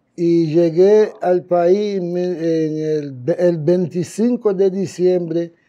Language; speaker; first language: Spanish; non-native, fluent; Haitian Creole